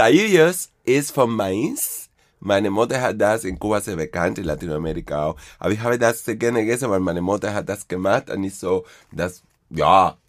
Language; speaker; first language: German; non-native, fluent; Spanish